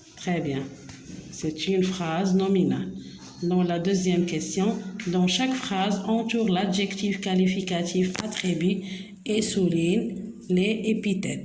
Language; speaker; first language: French; non-native, local second language; Arabic